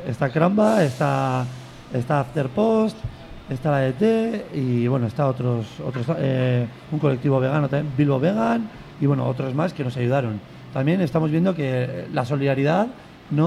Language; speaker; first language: Spanish; native; Spanish